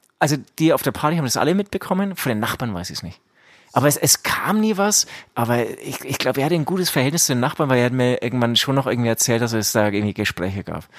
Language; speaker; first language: German; early bilingual, other home language; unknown